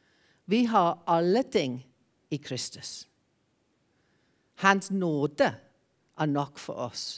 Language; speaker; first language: Norwegian; non-native, fluent; English